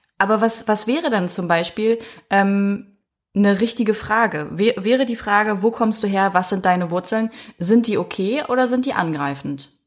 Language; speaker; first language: German; native; German